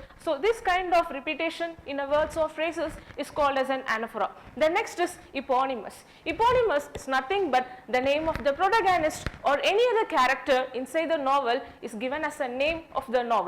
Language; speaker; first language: English; non-native, local second language; Tamil